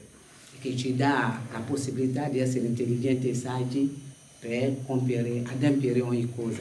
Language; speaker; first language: Italian; non-native, fluent; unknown